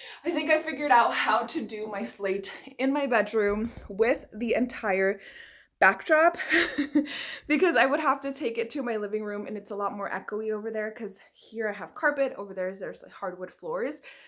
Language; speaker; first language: English; early bilingual, other home language; Spanish